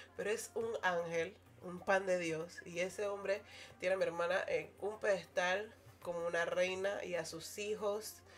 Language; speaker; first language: Spanish; native; Spanish